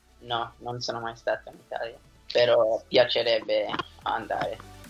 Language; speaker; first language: Italian; non-native, learner; English